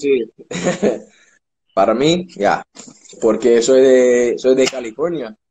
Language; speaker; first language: Spanish; non-native, learner; English